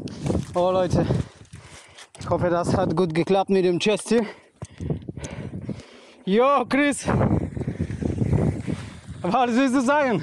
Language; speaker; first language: German; non-native, learner; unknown